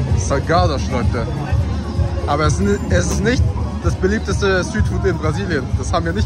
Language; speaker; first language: German; early bilingual, other home language; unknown